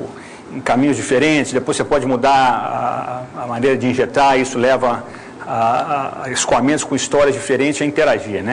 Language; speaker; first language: Portuguese; native; Portuguese